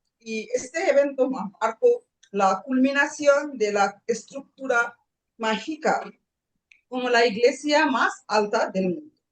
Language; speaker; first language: Spanish; non-native, learner; Bangla